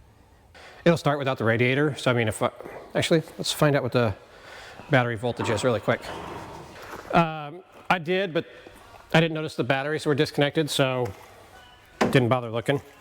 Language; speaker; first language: English; native; English